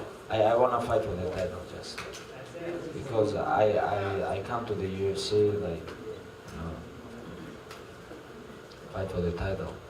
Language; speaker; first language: English; non-native, learner; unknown